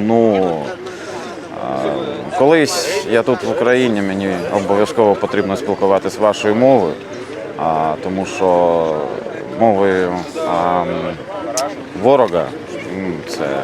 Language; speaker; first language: Ukrainian; non-native, learner; Lithuanian